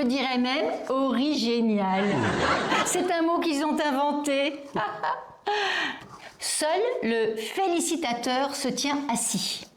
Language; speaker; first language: French; native; French